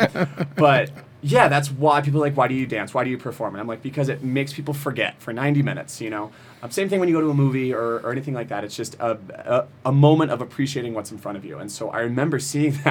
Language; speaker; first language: English; native; English